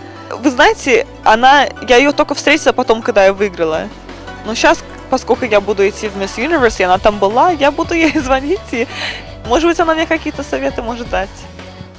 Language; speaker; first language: Russian; early bilingual, other home language; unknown